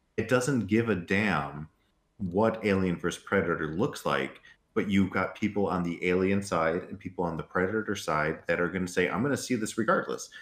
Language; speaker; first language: English; native; English